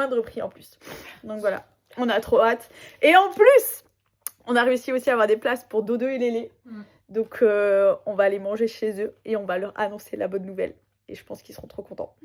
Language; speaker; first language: French; native; French